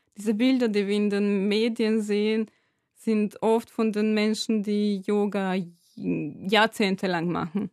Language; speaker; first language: German; non-native, fluent; Serbian